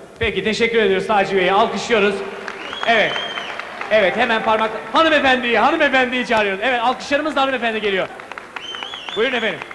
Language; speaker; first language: Turkish; native; Turkish